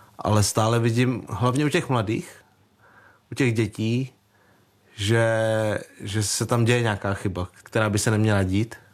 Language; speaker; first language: Czech; early bilingual, other home language; Vietnamese